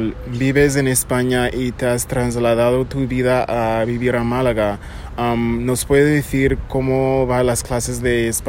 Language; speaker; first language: Spanish; non-native, fluent; English